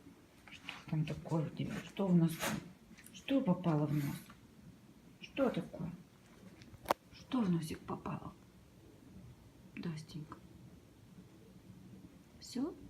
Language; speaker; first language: Russian; native; Russian